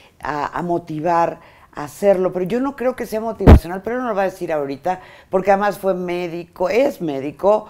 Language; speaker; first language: Spanish; native; Spanish